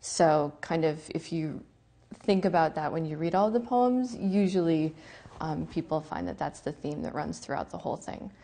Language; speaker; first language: English; native; English